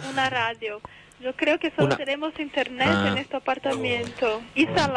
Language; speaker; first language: Spanish; non-native, learner; Portuguese